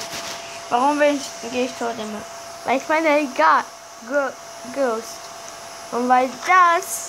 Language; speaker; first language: German; non-native, learner; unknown